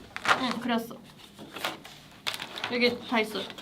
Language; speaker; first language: Korean; native; Korean